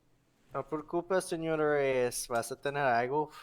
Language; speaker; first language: Spanish; non-native, learner; English